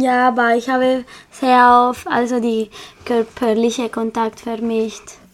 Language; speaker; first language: German; non-native, learner; Spanish